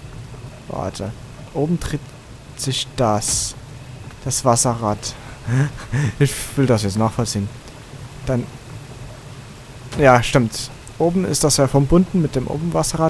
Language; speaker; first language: German; native; German